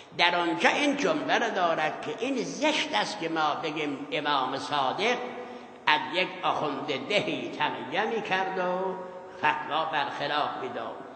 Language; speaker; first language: Persian; non-native, local second language; Azerbaijani